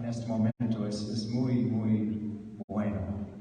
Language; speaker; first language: Spanish; non-native, learner; English